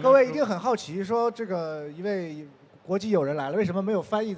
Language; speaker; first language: Chinese; native; Chinese